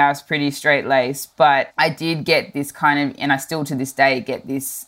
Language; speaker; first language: English; native; English